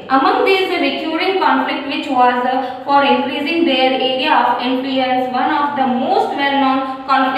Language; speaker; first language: English; non-native, local second language; Hindi